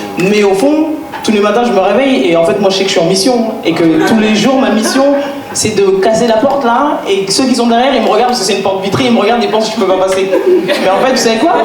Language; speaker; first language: French; native; French